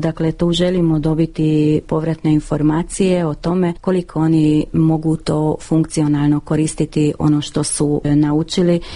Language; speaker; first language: Croatian; early bilingual, heritage; Croatian